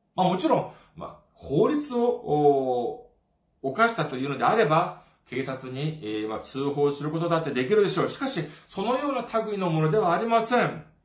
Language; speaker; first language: Japanese; non-native, fluent; Korean